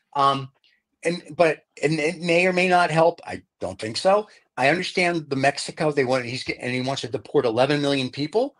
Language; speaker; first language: English; native; English